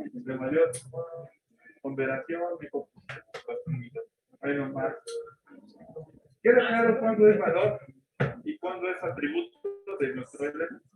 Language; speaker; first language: Spanish; native; Spanish